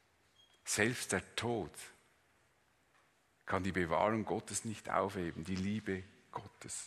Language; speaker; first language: German; native; German